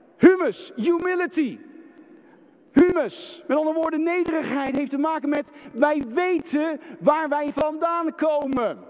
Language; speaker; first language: Dutch; native; Dutch